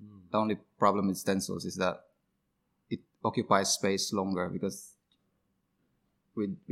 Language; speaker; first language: English; non-native, local second language; Cebuano